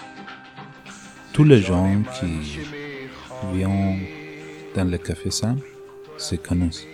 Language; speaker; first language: French; non-native, learner; Persian